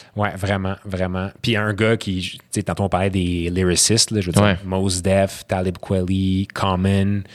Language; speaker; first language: French; early bilingual, other home language; Arabic